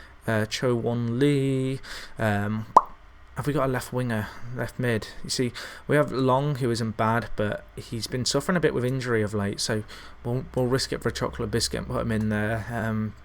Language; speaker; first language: English; native; English